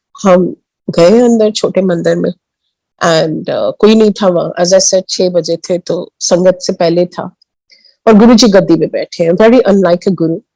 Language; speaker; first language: Hindi; early bilingual, heritage; Hindi